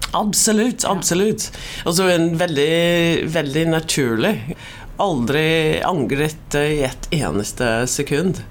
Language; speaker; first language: Norwegian; non-native, fluent; English